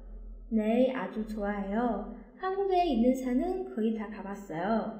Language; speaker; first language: Korean; non-native, fluent; Chinese